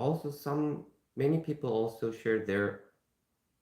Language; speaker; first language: English; non-native, fluent; Korean